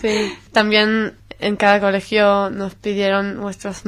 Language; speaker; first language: Spanish; non-native, fluent; Hebrew